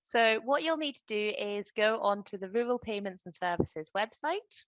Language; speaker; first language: English; native; English